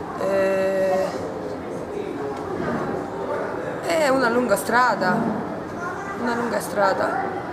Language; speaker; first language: Italian; non-native, learner; Hungarian